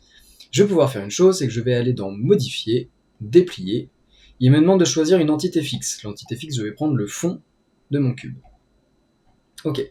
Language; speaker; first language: French; native; French